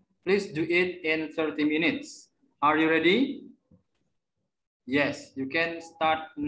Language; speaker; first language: English; non-native, learner; Indonesian